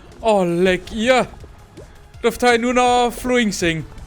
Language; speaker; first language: German; native; German